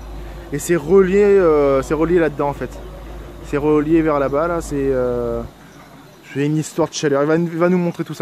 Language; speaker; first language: French; native; French